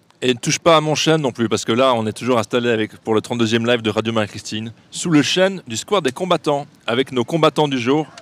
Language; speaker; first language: French; native; French